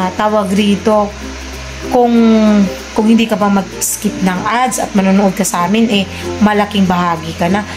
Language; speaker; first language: Filipino; non-native, local second language; Cebuano